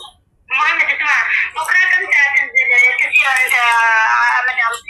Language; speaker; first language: Arabic; non-native, learner; Amharic